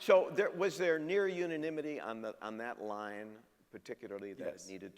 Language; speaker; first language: English; native; English